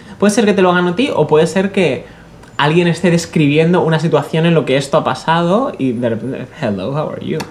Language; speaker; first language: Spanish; native; Spanish